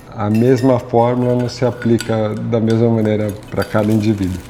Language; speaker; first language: Portuguese; native; Portuguese